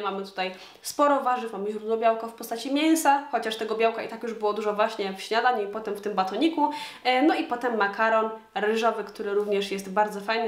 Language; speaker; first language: Polish; native; Polish